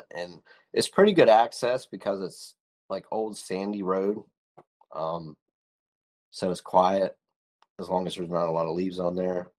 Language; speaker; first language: English; native; English